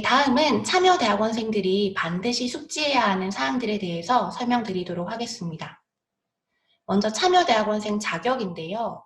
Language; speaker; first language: Korean; native; Korean